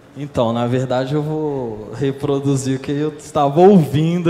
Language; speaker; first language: Portuguese; native; Portuguese